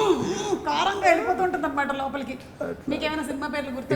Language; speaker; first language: Telugu; native; Telugu